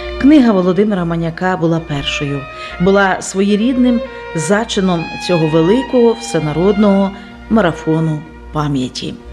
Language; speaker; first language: Ukrainian; native; Ukrainian